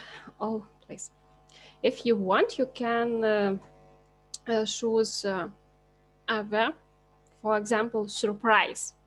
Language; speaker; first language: English; non-native, learner; Lithuanian